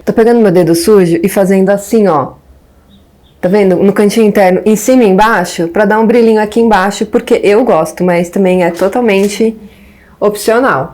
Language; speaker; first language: Portuguese; native; Portuguese